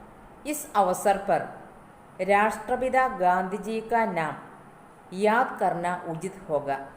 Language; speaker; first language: Hindi; non-native, local second language; Malayalam